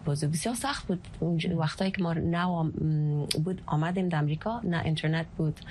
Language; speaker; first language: Persian; early bilingual, heritage; Persian